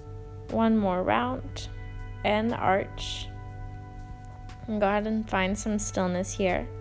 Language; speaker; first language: English; native; English